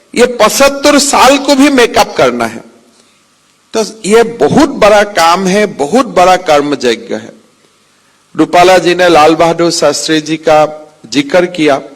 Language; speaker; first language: Hindi; non-native, local second language; Assamese